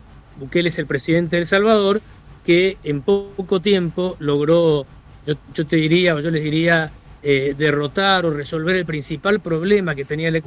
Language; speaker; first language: Spanish; native; Spanish